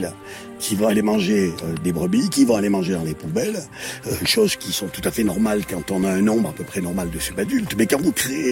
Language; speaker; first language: French; native; French